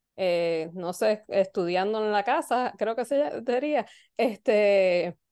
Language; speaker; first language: Spanish; native; Spanish